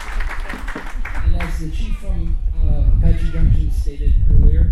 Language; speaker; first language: English; native; English